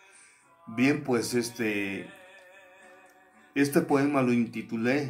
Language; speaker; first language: Spanish; native; Spanish